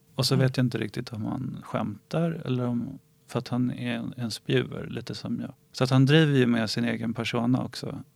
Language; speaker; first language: Swedish; native; Swedish